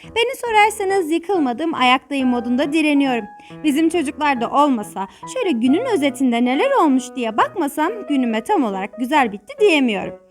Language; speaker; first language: Turkish; native; Turkish